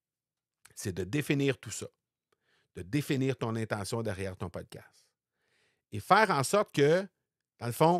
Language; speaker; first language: French; native; French